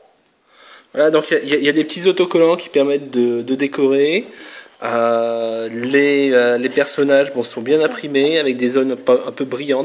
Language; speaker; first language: French; native; French